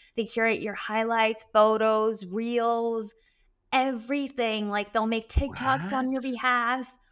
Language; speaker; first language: English; early bilingual, other home language; Arabic